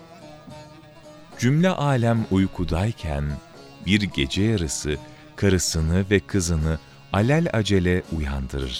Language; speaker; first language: Turkish; native; Turkish